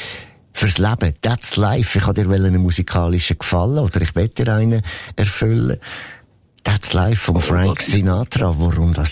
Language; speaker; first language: German; native; German